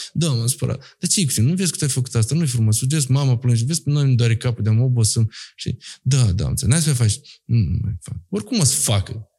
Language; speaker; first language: Romanian; native; Romanian